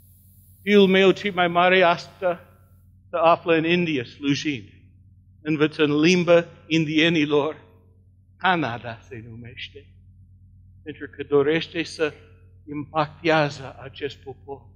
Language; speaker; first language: Romanian; non-native, learner; English